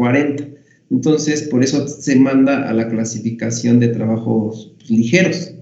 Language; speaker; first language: Spanish; native; Spanish